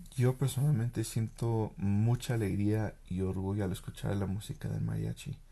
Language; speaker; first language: Spanish; early bilingual, heritage; Spanish